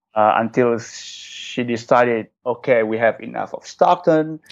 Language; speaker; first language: English; non-native, fluent; Indonesian